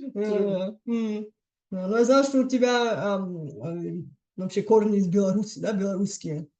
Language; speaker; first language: Russian; non-native, fluent; Bulgarian